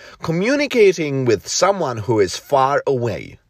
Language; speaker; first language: English; non-native, fluent; Czech